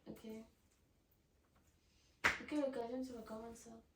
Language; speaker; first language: French; non-native, learner; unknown